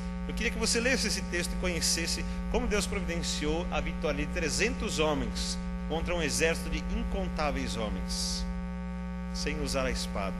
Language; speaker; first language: Portuguese; native; Portuguese